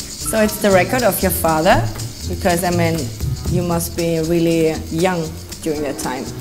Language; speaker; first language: English; non-native, fluent; German